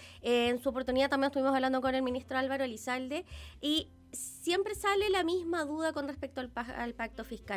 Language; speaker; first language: Spanish; native; Spanish